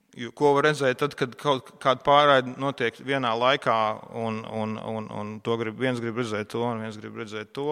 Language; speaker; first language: Latvian; non-native, local second language; Russian